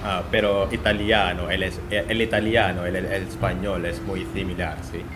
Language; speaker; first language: Spanish; non-native, learner; Italian